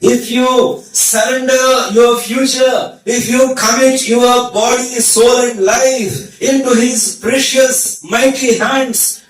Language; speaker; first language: English; non-native, local second language; Telugu